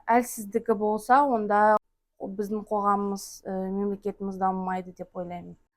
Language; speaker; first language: Kazakh; non-native, local second language; Russian